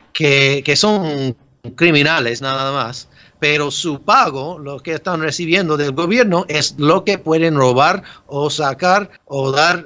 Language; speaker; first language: Spanish; non-native, fluent; English